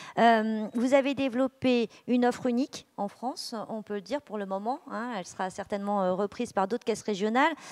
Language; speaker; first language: French; native; French